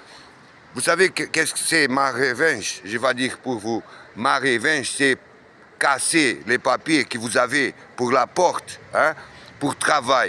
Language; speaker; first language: French; non-native, learner; Portuguese